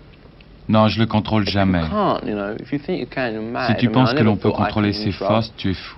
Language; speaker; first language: French; native; French